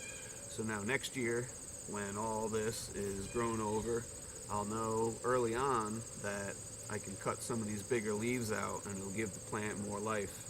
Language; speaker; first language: English; native; English